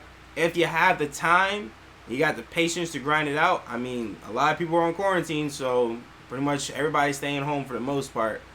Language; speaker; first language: English; native; English